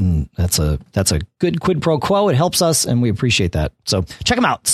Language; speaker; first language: English; native; English